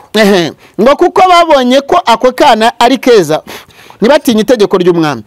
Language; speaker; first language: Kinyarwanda; native; Kinyarwanda